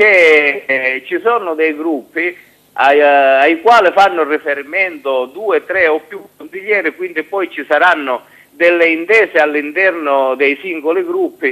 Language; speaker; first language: Italian; native; Italian